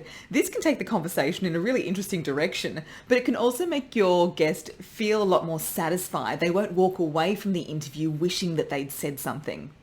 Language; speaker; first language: English; native; English